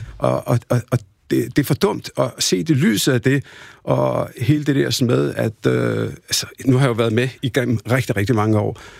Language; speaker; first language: Danish; early bilingual, other home language; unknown